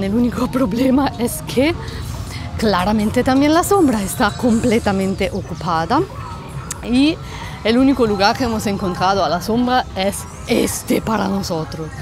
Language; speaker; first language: Spanish; non-native, fluent; German